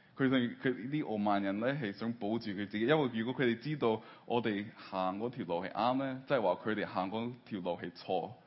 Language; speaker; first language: Cantonese; early bilingual, heritage; Cantonese